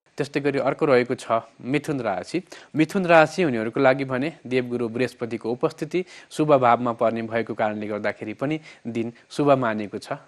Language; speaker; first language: Nepali; native; Nepali